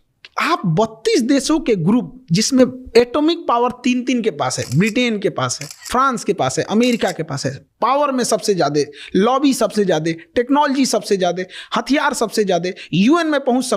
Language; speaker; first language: Hindi; native; Hindi